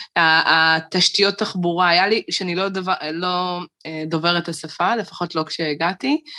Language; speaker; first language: Hebrew; native; Hebrew